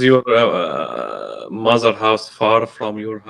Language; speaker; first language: English; non-native, learner; Arabic